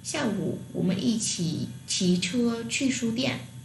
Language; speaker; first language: Chinese; non-native, learner; Vietnamese